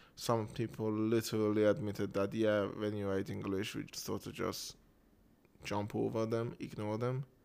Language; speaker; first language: English; non-native, fluent; Persian